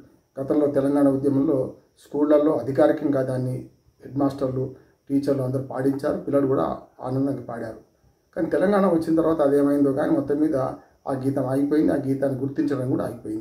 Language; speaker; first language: Telugu; native; Telugu